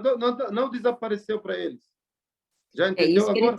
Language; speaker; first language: Portuguese; non-native, learner; Arabic